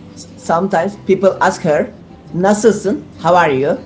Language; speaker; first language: English; non-native, learner; Turkish